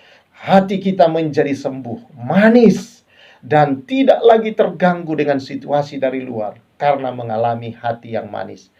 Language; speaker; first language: Indonesian; native; Indonesian